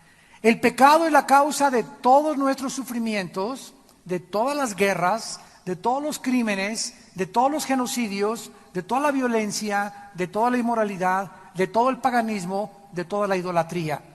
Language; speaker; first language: Spanish; native; Spanish